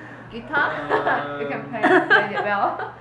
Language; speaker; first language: English; non-native, learner; Chinese